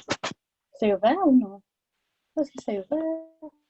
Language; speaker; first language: French; non-native, fluent; English